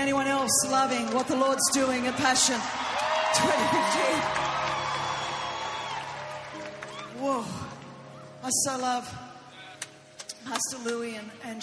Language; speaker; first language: English; non-native, fluent; Greek